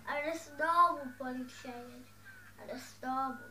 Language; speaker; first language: Polish; early bilingual, heritage; Dutch